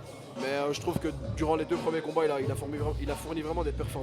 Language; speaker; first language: French; native; French